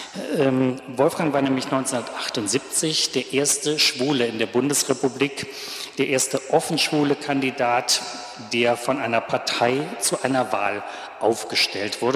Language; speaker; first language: German; native; German